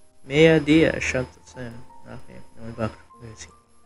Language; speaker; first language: English; non-native, local second language; Filipino